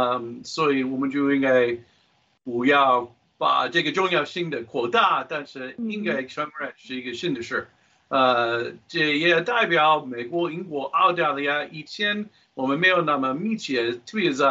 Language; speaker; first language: Chinese; non-native, fluent; English